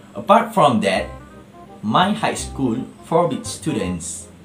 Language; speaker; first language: English; non-native, local second language; Malay